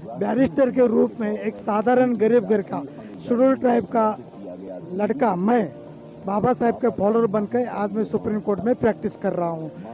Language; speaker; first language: Hindi; non-native, local second language; Kannada